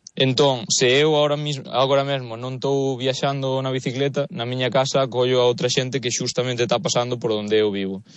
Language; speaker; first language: Galician; native; Galician